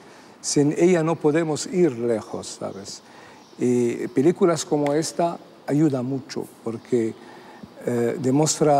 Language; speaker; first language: Spanish; non-native, fluent; Arabic